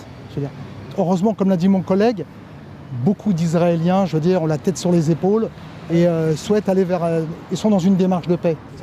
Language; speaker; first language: French; native; French